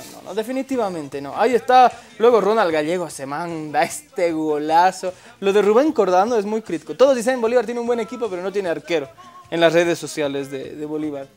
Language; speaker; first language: Spanish; native; Spanish